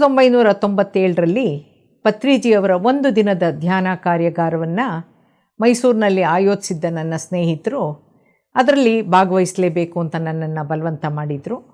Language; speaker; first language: Kannada; non-native, local second language; Telugu